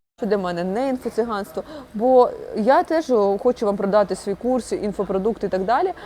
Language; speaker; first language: Ukrainian; non-native, local second language; Russian